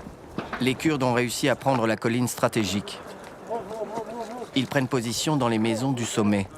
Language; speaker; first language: French; native; French